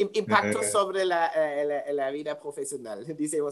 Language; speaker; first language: Spanish; non-native, learner; German